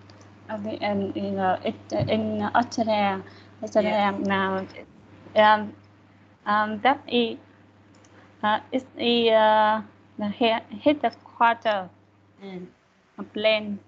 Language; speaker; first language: English; non-native, learner; Vietnamese